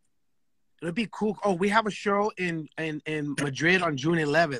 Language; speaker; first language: English; native; English